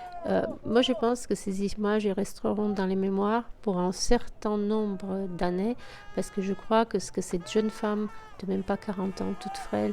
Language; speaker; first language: French; native; French